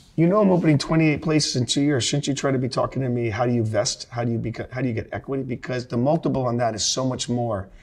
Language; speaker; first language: English; native; English